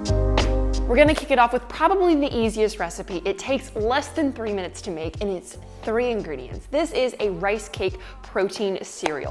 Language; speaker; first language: English; native; English